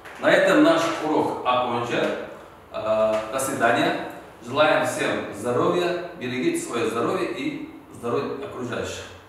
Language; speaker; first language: Russian; non-native, local second language; Uzbek